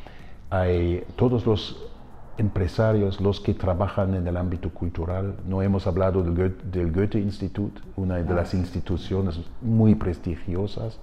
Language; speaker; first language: Spanish; non-native, fluent; German